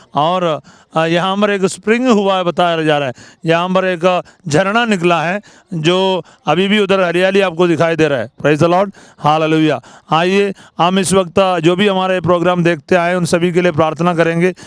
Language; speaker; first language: Hindi; native; Hindi